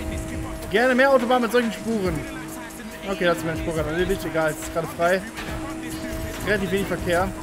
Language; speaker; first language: German; native; German